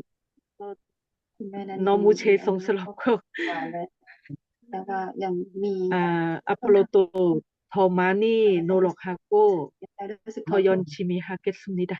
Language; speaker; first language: Korean; non-native, learner; Thai